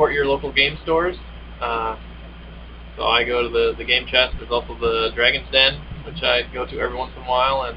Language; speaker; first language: English; native; English